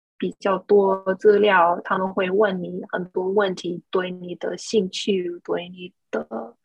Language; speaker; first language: Chinese; non-native, fluent; English